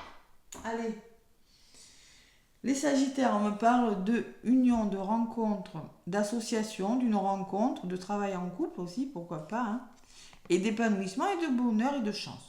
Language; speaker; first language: French; native; French